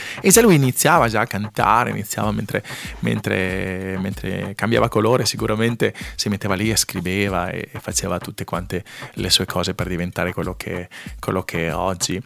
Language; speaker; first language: Italian; non-native, fluent; Spanish